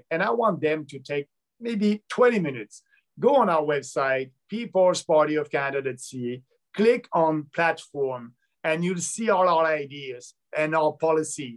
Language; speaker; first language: English; non-native, local second language; French